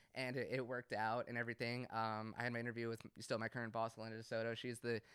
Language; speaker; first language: English; native; English